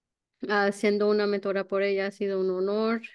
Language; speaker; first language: Spanish; early bilingual, heritage; Spanish